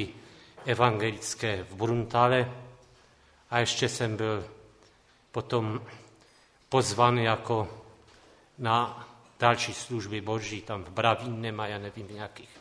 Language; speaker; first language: Czech; non-native, local second language; Polish